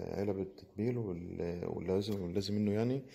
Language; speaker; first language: Arabic; native; Arabic